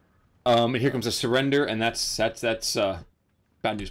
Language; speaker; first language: English; native; English